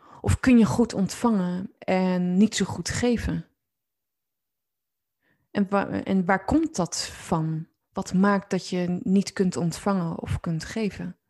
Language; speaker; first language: Dutch; native; Dutch